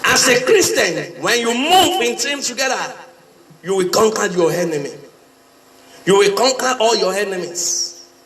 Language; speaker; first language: English; non-native, local second language; Yoruba